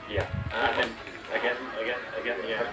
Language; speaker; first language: Indonesian; non-native, learner; English